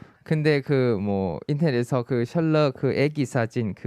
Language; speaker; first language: Korean; non-native, fluent; Thai